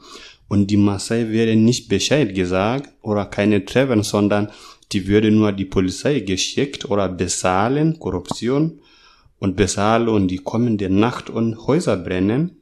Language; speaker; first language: German; non-native, learner; Masai